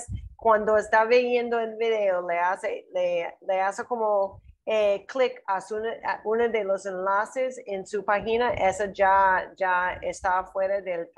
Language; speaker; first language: Spanish; non-native, learner; English